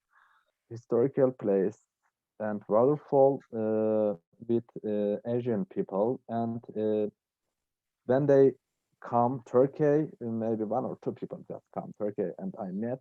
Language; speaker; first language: English; non-native, learner; Turkish